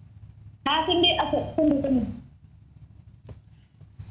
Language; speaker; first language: Turkish; non-native, learner; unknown